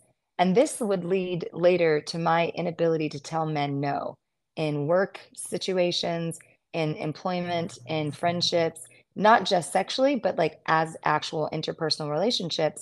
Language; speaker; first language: English; native; English